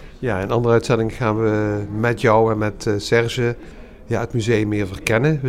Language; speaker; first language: Dutch; native; Dutch